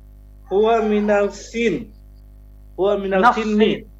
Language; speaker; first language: Arabic; non-native, learner; Indonesian